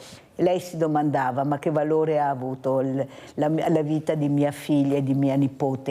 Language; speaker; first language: Italian; native; Italian